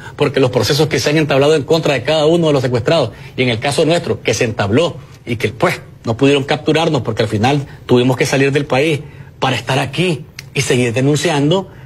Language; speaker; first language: Spanish; native; Spanish